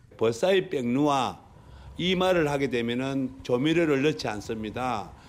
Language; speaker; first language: Korean; native; Korean